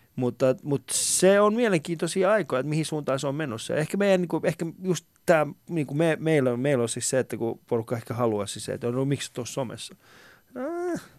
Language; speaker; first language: Finnish; early bilingual, other home language; Persian